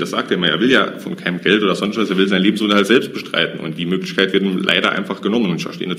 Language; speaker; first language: German; native; German